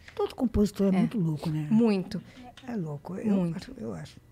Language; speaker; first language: Portuguese; native; Portuguese